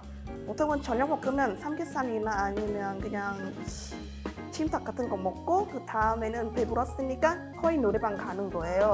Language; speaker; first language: Korean; non-native, fluent; Vietnamese